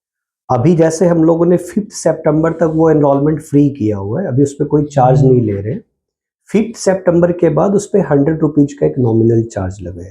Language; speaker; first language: Hindi; native; Hindi